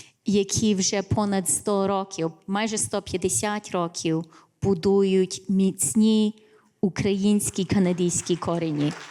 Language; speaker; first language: Ukrainian; early bilingual, heritage; English